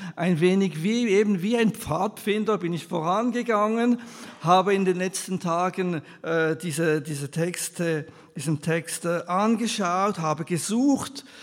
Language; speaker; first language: German; non-native, local second language; French